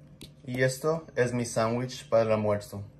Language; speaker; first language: Spanish; non-native, learner; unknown